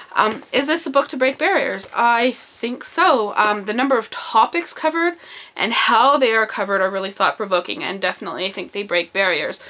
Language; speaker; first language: English; native; English